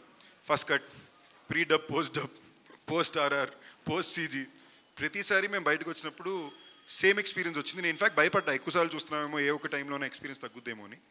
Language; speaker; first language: Telugu; native; Telugu